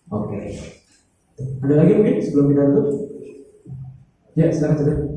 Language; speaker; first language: Indonesian; native; Indonesian